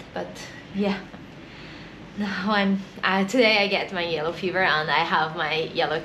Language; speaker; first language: English; non-native, fluent; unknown